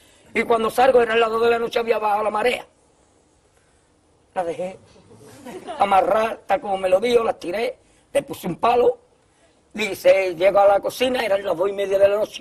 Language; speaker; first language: Spanish; native; Spanish